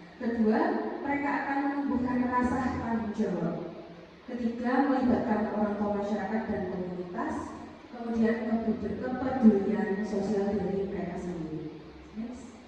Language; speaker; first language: Indonesian; native; Indonesian